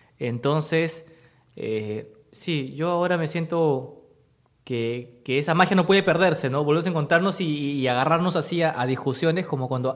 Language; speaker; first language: Spanish; native; Spanish